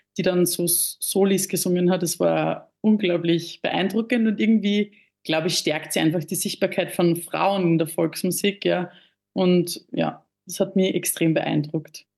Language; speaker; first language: German; native; German